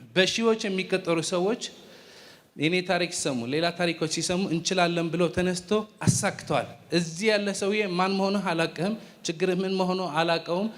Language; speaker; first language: Amharic; non-native, fluent; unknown